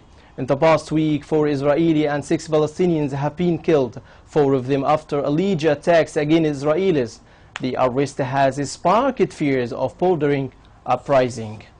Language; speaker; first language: English; non-native, local second language; Arabic